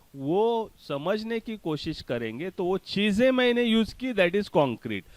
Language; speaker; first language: Hindi; non-native, local second language; Marathi